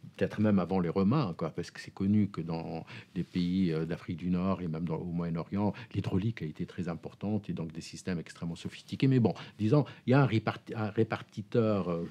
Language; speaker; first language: French; non-native, local second language; Arabic